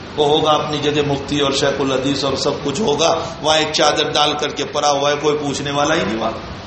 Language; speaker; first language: Urdu; native; Urdu